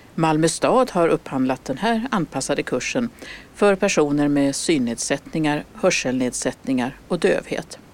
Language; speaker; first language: Swedish; native; Swedish